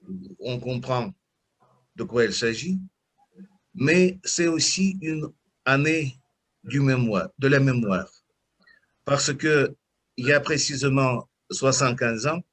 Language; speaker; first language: French; non-native, fluent; Russian